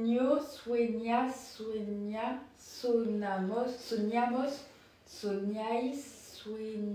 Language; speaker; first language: Spanish; non-native, learner; French